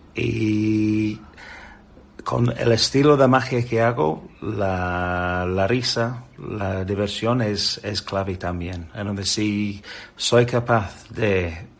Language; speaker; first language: Spanish; non-native, fluent; English